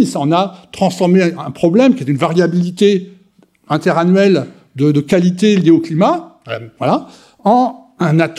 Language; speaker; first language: French; native; French